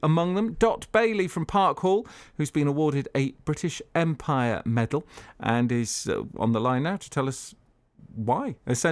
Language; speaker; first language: English; native; English